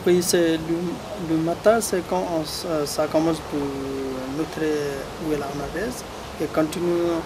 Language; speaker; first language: French; non-native, learner; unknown